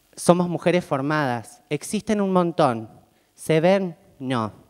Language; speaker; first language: Spanish; native; Spanish